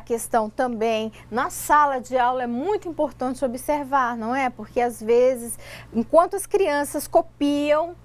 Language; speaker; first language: Portuguese; native; Portuguese